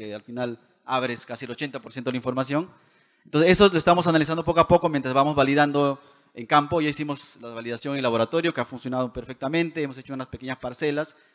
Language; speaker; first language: Spanish; native; Spanish